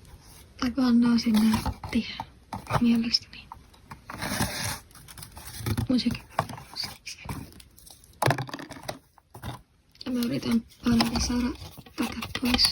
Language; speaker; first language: Finnish; non-native, learner; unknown